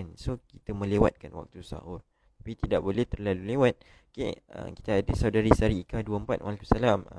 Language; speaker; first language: Malay; native; Malay